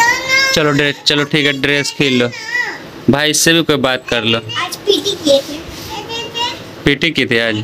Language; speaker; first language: Hindi; native; Hindi